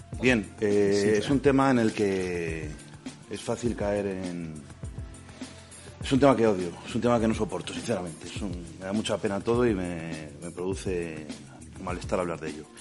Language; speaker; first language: Spanish; native; Spanish